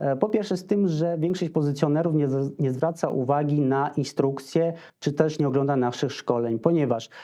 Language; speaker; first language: Polish; non-native, fluent; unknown